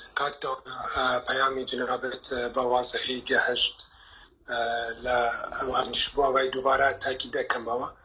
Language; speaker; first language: Central Kurdish; non-native, local second language; Kurdish